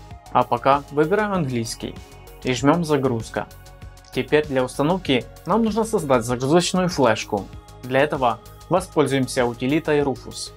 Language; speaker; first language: Russian; native; Russian